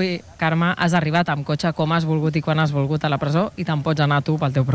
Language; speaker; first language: Catalan; native; Catalan